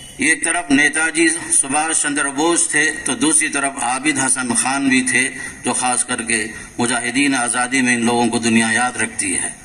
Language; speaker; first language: Urdu; native; Urdu